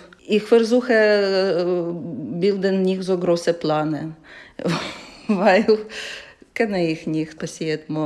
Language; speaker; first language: German; non-native, learner; Ukrainian